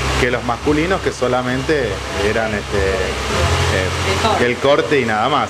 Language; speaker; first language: Spanish; native; Spanish